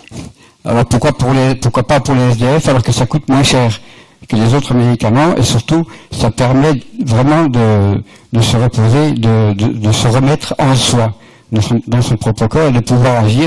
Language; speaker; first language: French; native; French